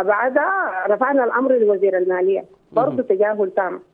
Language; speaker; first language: Arabic; native; Arabic